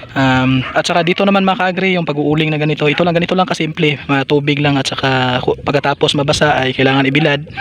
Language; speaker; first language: Filipino; non-native, local second language; Cebuano